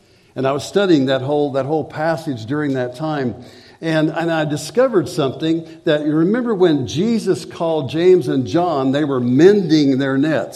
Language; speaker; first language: English; native; English